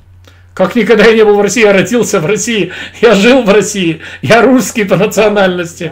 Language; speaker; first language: Russian; native; Russian